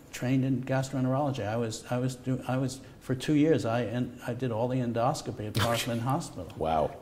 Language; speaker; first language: English; native; English